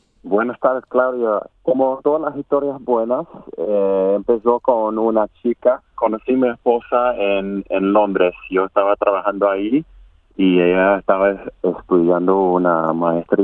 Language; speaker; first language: Spanish; non-native, learner; English